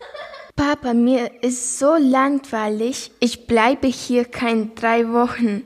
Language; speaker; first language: German; non-native, learner; Ukrainian